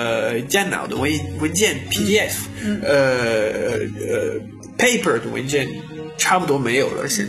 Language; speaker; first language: Chinese; non-native, learner; French